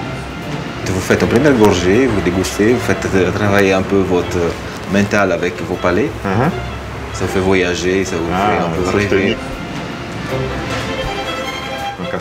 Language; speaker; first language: French; native; French